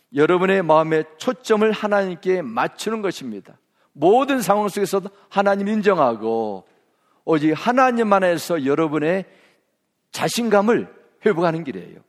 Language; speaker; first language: Korean; native; Korean